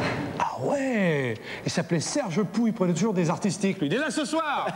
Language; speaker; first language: French; native; French